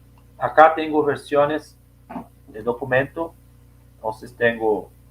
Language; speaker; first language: Spanish; non-native, learner; Portuguese